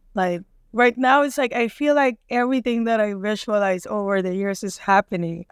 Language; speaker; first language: English; non-native, local second language; Filipino